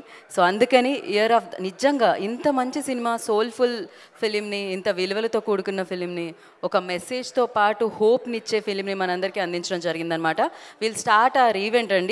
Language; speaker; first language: Telugu; native; Telugu